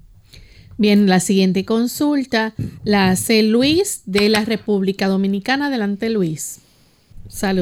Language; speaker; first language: Spanish; native; Spanish